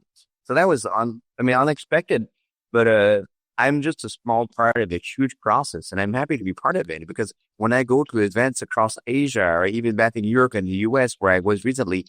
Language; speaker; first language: English; non-native, fluent; French